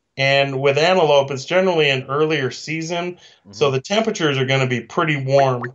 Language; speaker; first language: English; native; English